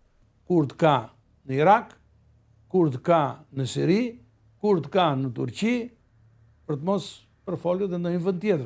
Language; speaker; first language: Albanian; native; Albanian